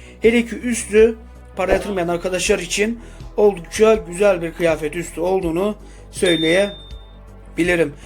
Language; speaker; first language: Turkish; native; Turkish